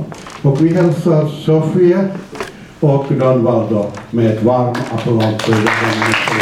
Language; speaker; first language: Swedish; non-native, fluent; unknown